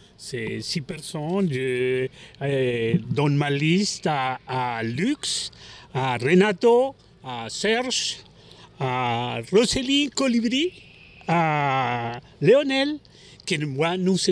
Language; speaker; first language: French; non-native, learner; Spanish